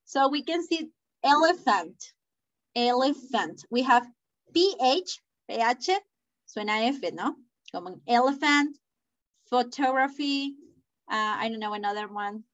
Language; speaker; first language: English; non-native, fluent; Spanish